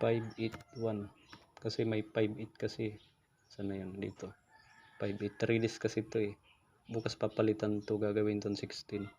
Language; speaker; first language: Filipino; non-native, local second language; Waray